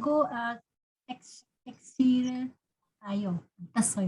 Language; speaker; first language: Korean; non-native, learner; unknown